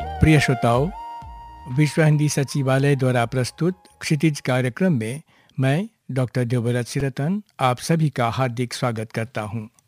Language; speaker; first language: Hindi; non-native, local second language; Morisyen